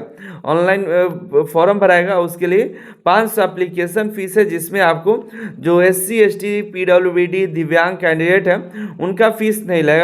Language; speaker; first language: Hindi; native; Hindi